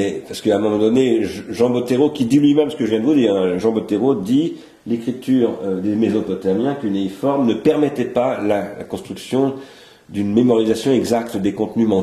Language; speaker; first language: French; native; French